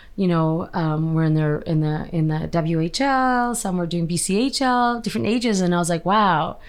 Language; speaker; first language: English; native; English